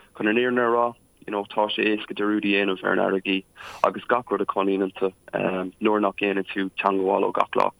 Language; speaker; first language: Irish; non-native, local second language; English